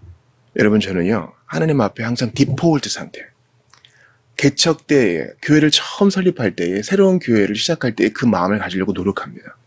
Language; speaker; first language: Korean; native; Korean